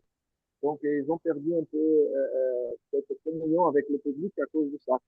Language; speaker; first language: French; non-native, fluent; Portuguese